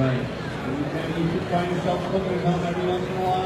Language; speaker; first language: English; native; English